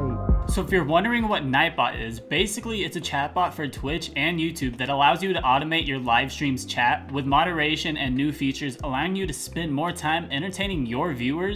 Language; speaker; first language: English; native; English